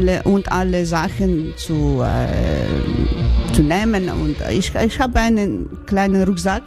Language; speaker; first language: German; non-native, learner; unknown